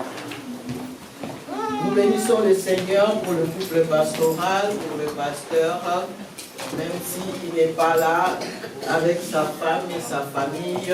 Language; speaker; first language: French; non-native, local second language; Lingala